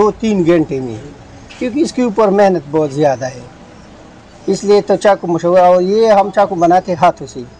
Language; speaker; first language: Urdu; non-native, local second language; Punjabi